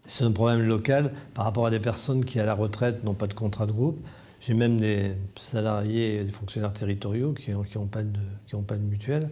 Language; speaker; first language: French; native; French